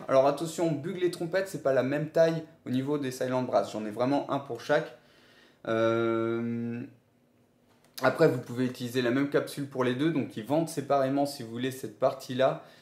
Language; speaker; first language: French; native; French